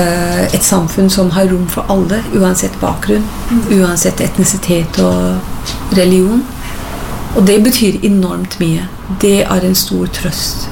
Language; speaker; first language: Norwegian; non-native, fluent; English